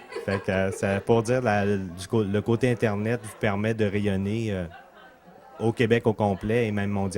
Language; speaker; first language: French; native; French